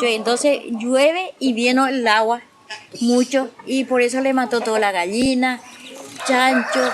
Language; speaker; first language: Spanish; non-native, local second language; Guarani